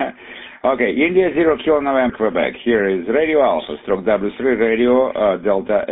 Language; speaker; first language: English; non-native, fluent; Russian